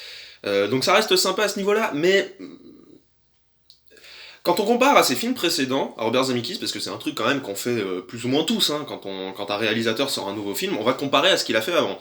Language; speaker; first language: French; native; French